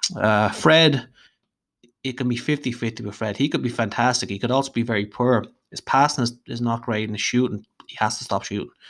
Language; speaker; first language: English; native; English